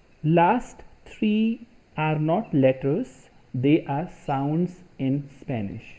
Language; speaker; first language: English; non-native, local second language; Hindi